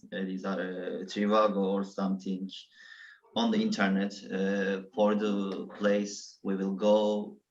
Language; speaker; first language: English; non-native, learner; Turkish